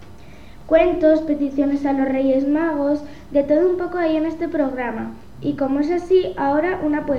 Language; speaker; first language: Spanish; native; Spanish